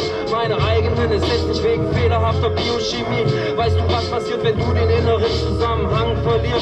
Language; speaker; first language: German; native; German